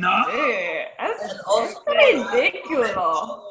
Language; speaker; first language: Spanish; non-native, learner; English